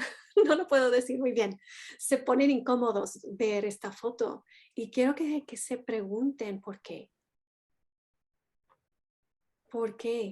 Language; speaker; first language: Spanish; non-native, fluent; English